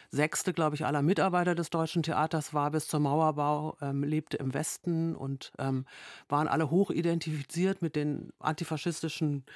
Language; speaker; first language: German; native; German